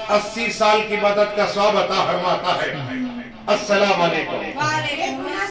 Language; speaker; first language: Urdu; non-native, local second language; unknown